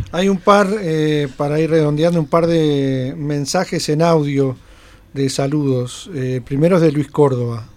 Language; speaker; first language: Spanish; native; Spanish